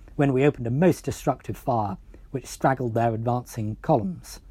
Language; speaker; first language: English; native; English